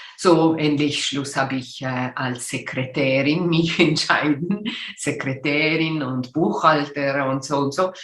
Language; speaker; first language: German; non-native, local second language; Italian